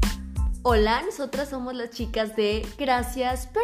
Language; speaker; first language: Spanish; native; Spanish